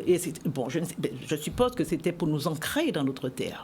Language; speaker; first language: French; native; French